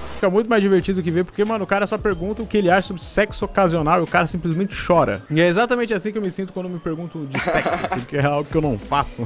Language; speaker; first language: Portuguese; native; Portuguese